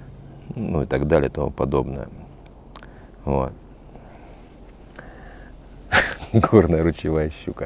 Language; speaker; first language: Russian; native; Russian